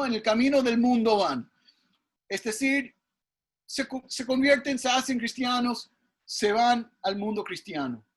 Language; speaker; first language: Spanish; early bilingual, heritage; English